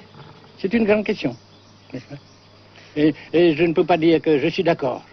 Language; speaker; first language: French; non-native, local second language; Vietnamese